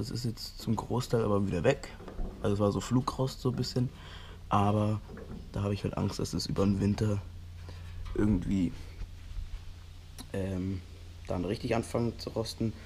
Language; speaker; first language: German; native; German